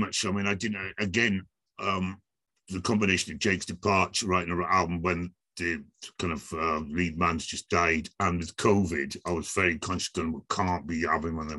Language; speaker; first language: English; native; English